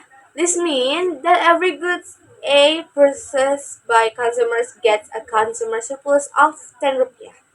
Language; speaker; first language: English; non-native, learner; Indonesian